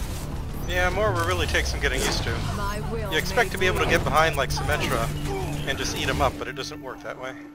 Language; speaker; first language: English; native; English